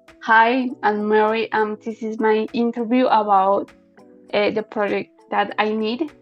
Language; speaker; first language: English; non-native, learner; Spanish